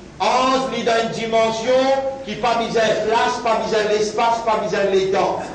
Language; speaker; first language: French; non-native, local second language; Morisyen